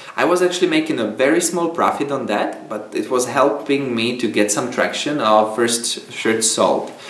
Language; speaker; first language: English; non-native, fluent; Czech